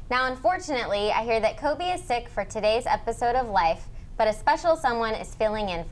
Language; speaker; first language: English; native; English